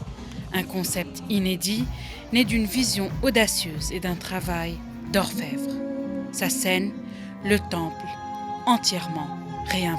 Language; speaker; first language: French; non-native, local second language; Arabic